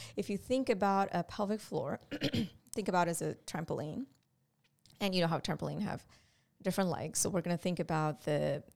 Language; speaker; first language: English; non-native, local second language; Gujarati